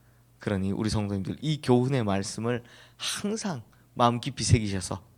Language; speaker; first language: Korean; native; Korean